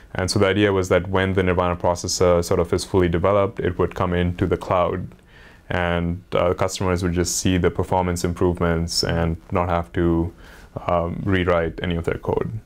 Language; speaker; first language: English; non-native, local second language; Hindi